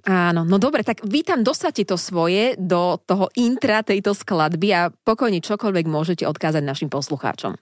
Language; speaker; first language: Slovak; native; Slovak